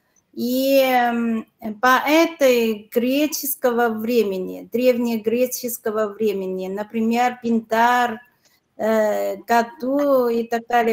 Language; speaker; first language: Russian; non-native, fluent; Chinese